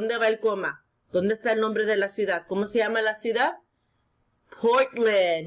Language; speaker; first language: Spanish; early bilingual, heritage; Spanish